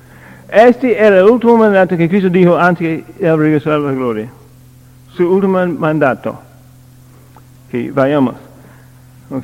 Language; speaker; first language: Spanish; non-native, learner; English